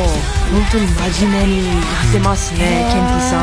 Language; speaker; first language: Japanese; non-native, learner; English